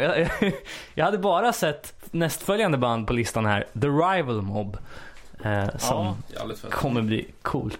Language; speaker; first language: Swedish; native; Swedish